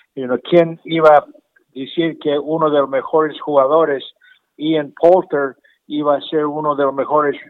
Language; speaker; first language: Spanish; native; Spanish